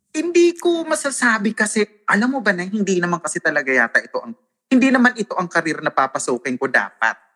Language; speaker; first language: Filipino; non-native, local second language; Waray